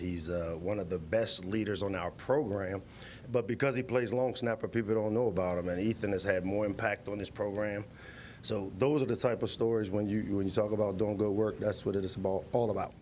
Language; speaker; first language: English; native; English